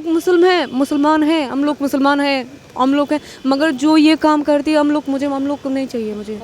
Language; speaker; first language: Hindi; non-native, learner; Persian